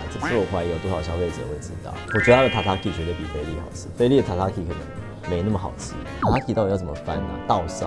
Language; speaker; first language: Chinese; native; Chinese